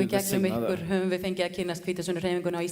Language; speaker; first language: Icelandic; native; Icelandic